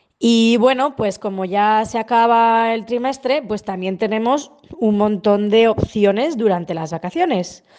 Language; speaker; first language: Spanish; native; Spanish